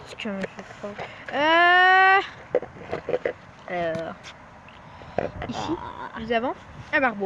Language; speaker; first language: French; native; French